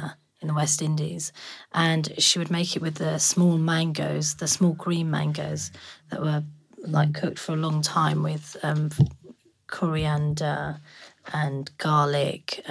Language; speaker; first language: English; native; English